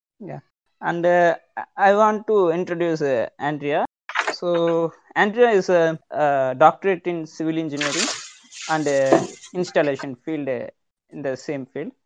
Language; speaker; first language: English; non-native, local second language; Tamil